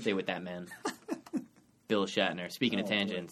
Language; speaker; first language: English; native; English